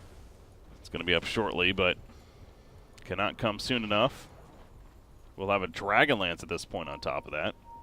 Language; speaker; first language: English; native; English